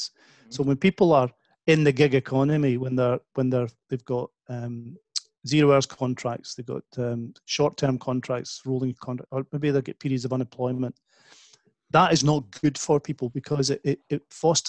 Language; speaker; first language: English; native; English